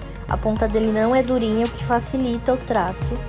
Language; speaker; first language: Portuguese; native; Portuguese